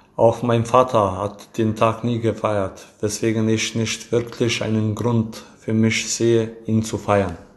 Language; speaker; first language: German; early bilingual, other home language; Albanian